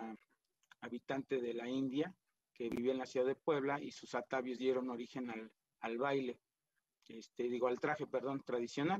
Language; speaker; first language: Spanish; native; Spanish